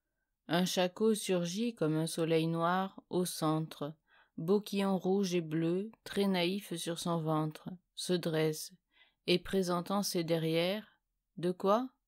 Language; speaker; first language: French; native; French